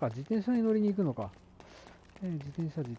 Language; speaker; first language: Japanese; native; Japanese